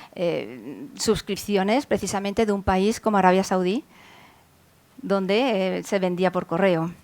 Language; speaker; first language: Spanish; native; Spanish